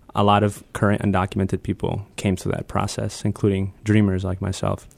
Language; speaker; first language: English; early bilingual, other home language; Spanish